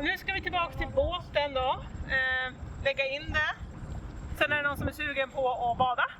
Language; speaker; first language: Swedish; native; Swedish